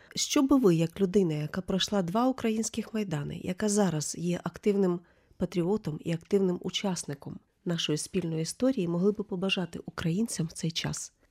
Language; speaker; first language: Ukrainian; native; Ukrainian